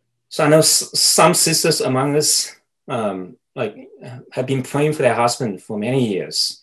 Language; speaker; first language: English; non-native, fluent; Chinese